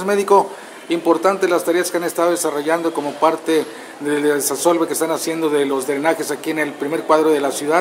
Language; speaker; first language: Spanish; native; Spanish